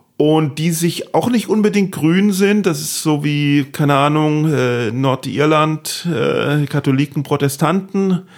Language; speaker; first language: German; native; German